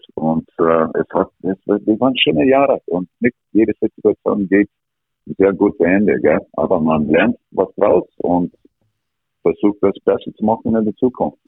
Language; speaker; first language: German; non-native, fluent; English